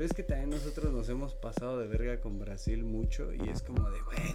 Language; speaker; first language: Spanish; native; Spanish